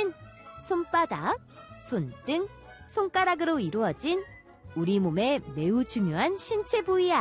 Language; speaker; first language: Korean; native; Korean